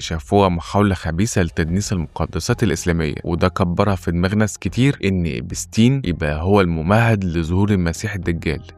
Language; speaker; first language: Arabic; native; Arabic